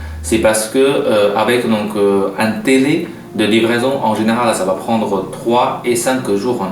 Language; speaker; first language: French; non-native, fluent; Chinese